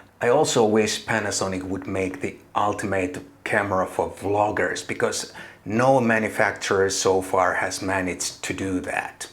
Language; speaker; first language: English; non-native, fluent; Finnish